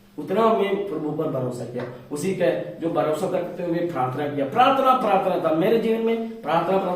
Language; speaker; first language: Hindi; non-native, local second language; Malayalam